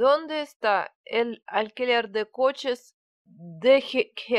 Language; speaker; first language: Spanish; non-native, learner; Russian